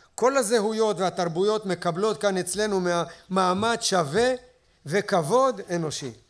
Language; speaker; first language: Hebrew; native; Hebrew